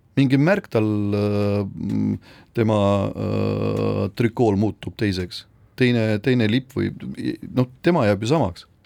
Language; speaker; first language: Estonian; non-native, local second language; Russian